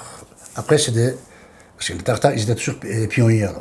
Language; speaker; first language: French; non-native, learner; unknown